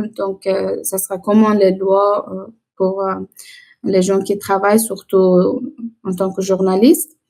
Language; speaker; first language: French; non-native, learner; Persian